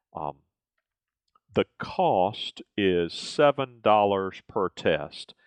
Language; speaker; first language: English; native; English